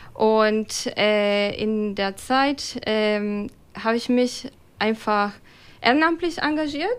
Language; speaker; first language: German; non-native, fluent; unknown